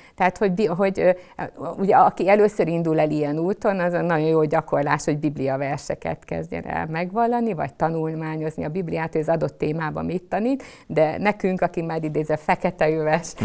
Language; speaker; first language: Hungarian; native; Hungarian